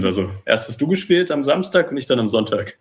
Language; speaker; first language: German; native; German